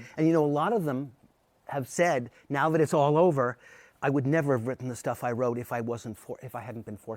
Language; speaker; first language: English; native; English